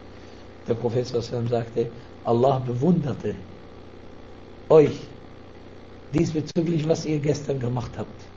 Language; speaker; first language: German; non-native, fluent; Arabic